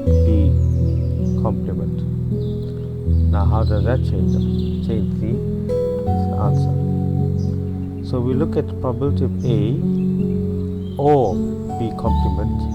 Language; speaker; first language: English; native; English